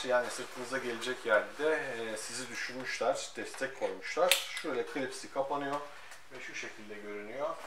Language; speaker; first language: Turkish; native; Turkish